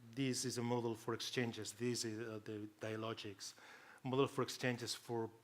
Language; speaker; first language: English; non-native, fluent; Catalan